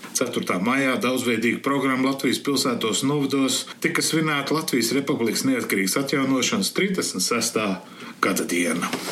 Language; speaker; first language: Latvian; early bilingual, heritage; Latvian